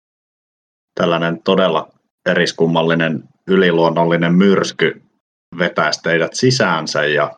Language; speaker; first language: Finnish; native; Finnish